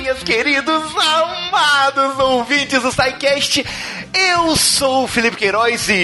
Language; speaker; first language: Portuguese; native; Portuguese